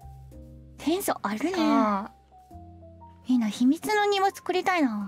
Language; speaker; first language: Japanese; native; Japanese